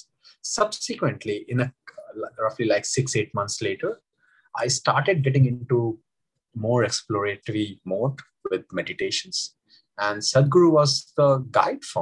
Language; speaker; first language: English; non-native, local second language; Hindi